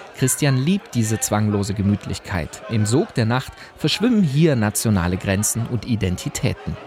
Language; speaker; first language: German; native; German